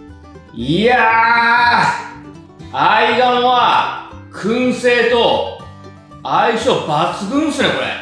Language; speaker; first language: Japanese; native; Japanese